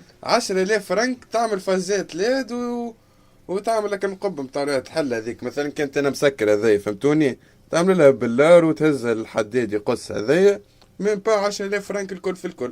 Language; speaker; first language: Arabic; native; Arabic